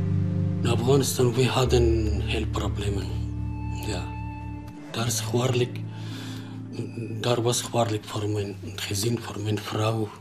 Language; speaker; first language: Dutch; non-native, learner; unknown